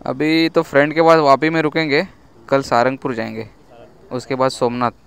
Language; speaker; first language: Hindi; non-native, local second language; Marathi